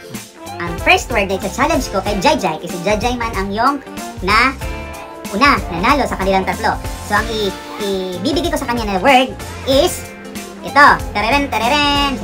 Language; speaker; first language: Filipino; non-native, local second language; Cebuano